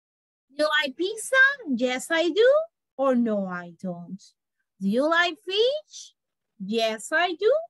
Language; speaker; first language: English; non-native, fluent; Spanish